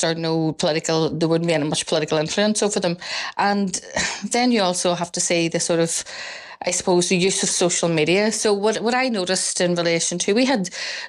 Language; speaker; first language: English; native; English